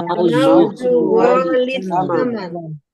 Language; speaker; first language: Arabic; non-native, learner; Indonesian